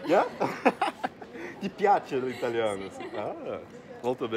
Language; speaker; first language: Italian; non-native, fluent; Portuguese